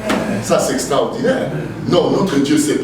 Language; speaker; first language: French; non-native, local second language; Lingala